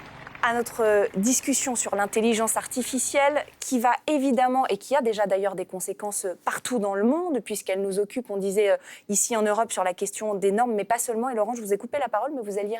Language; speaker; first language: French; native; French